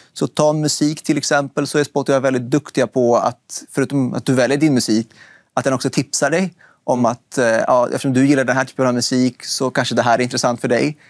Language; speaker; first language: Swedish; native; Swedish